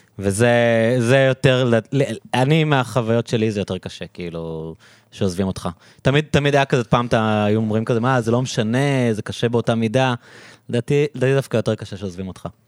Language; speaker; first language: Hebrew; native; Hebrew